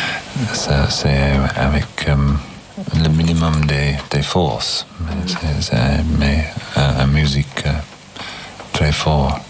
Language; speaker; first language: French; non-native, fluent; English